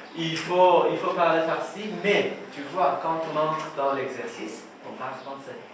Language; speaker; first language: French; non-native, fluent; Persian